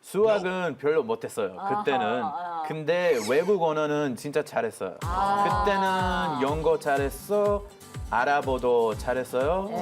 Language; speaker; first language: Korean; non-native, fluent; Hebrew